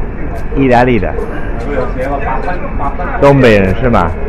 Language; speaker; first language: Chinese; non-native, learner; Italian